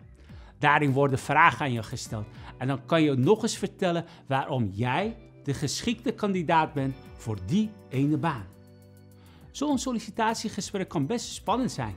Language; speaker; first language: Dutch; non-native, fluent; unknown